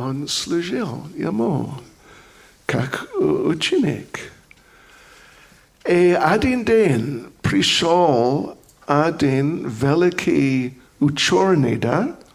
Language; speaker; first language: Russian; non-native, fluent; English